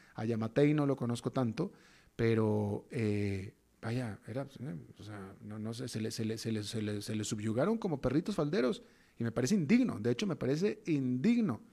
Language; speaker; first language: Spanish; native; Spanish